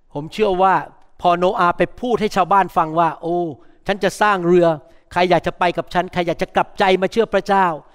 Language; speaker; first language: Thai; native; Thai